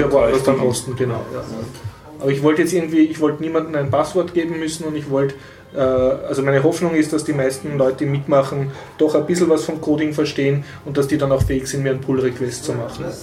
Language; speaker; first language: German; native; German